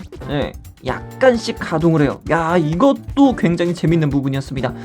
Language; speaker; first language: Korean; native; Korean